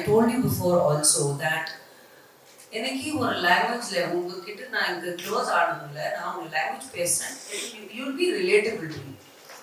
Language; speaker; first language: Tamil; non-native, learner; Malayalam